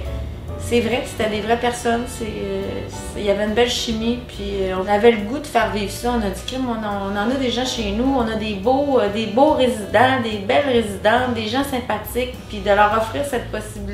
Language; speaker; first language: French; native; French